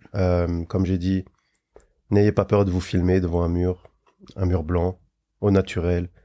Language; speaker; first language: French; native; French